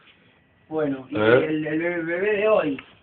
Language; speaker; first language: Spanish; native; Spanish